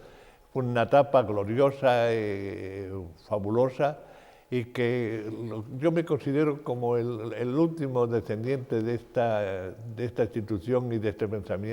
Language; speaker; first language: Spanish; native; Spanish